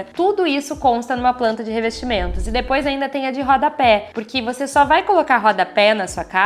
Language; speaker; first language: Portuguese; native; Portuguese